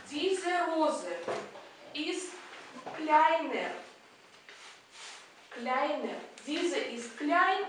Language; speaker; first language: German; non-native, fluent; Russian